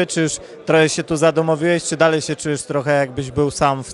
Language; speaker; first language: Polish; native; Polish